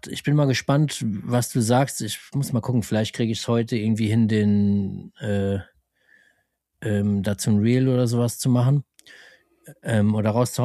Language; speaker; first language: German; native; German